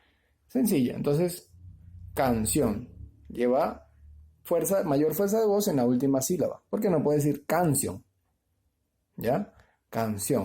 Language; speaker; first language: Spanish; native; Spanish